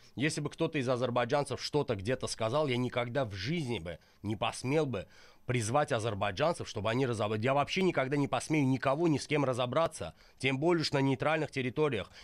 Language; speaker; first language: Russian; non-native, local second language; Azerbaijani